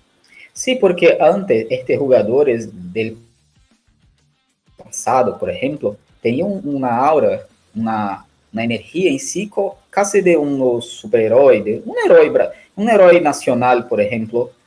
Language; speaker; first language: Spanish; non-native, learner; Portuguese